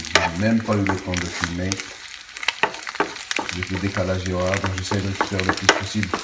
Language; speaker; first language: French; non-native, local second language; Arabic